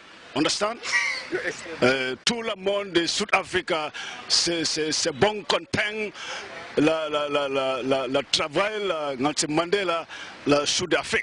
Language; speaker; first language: French; non-native, learner; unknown